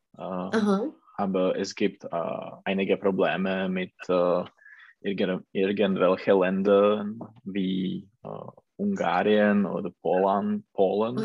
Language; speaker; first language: German; non-native, learner; Czech